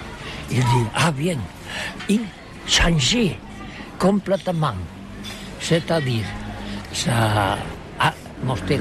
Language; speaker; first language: French; non-native, learner; Spanish